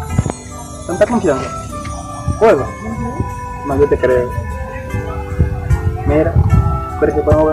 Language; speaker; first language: Spanish; non-native, learner; Haitian Creole